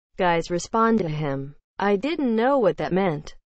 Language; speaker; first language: English; native; English